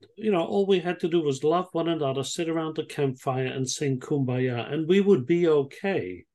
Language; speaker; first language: English; non-native, fluent; Dutch